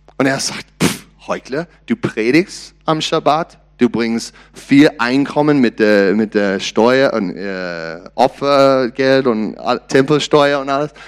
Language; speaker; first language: German; non-native, learner; English